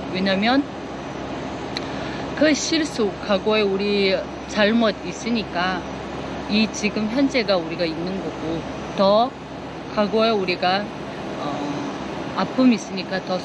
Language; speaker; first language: Korean; non-native, fluent; Uzbek